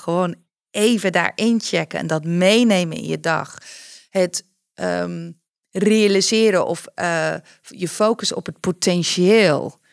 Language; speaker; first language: Dutch; non-native, fluent; English